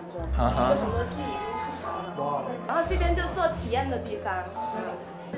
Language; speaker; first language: Chinese; native; Chinese